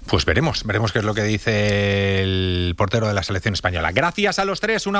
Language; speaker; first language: Spanish; native; Spanish